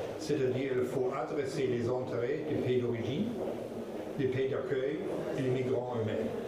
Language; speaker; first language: French; non-native, fluent; German